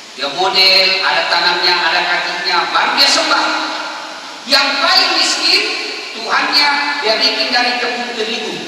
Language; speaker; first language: Indonesian; non-native, local second language; Buginese